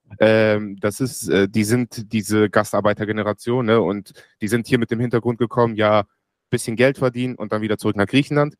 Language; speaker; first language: German; native; German